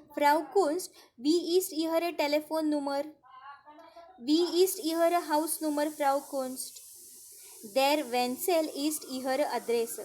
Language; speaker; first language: German; non-native, fluent; Marathi